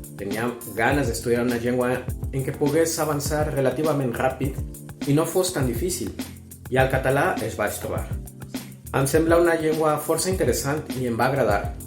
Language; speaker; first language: Catalan; non-native, fluent; Spanish